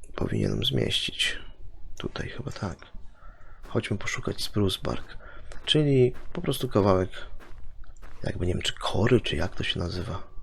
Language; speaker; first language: Polish; native; Polish